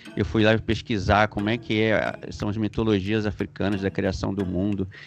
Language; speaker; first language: Portuguese; native; Portuguese